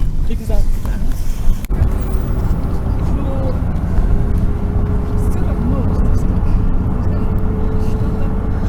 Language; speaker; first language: Russian; non-native, learner; German